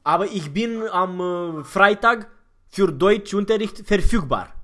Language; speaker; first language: German; non-native, fluent; Romanian